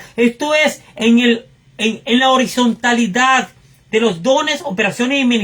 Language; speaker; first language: Spanish; native; Spanish